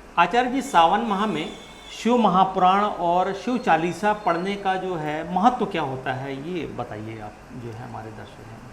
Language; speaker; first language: Hindi; native; Hindi